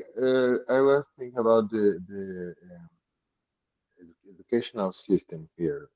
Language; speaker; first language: English; non-native, learner; Portuguese